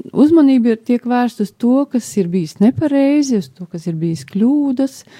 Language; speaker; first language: Latvian; native; Latvian